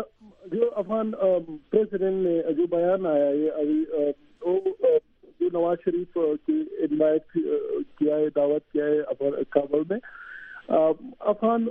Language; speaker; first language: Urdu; non-native, learner; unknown